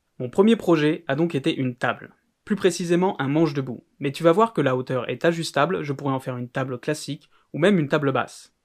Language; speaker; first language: French; native; French